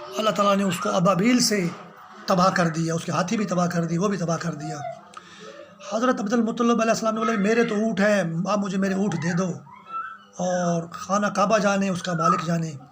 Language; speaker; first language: Urdu; non-native, local second language; Punjabi